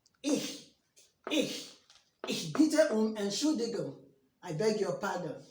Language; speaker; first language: German; non-native, learner; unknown